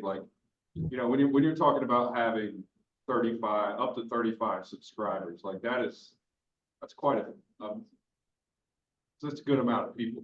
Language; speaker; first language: English; native; English